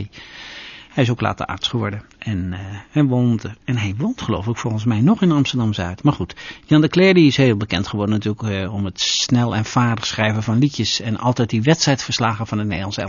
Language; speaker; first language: Dutch; native; Dutch